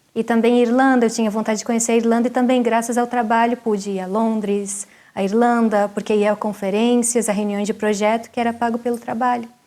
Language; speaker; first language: Portuguese; native; Portuguese